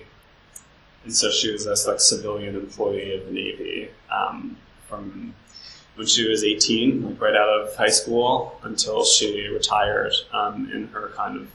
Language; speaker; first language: English; native; English